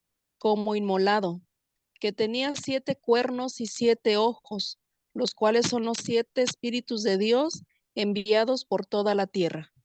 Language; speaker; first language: Spanish; native; Spanish